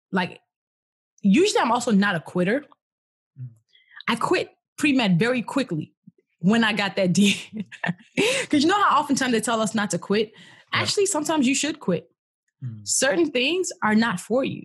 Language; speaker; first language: English; non-native, local second language; Yoruba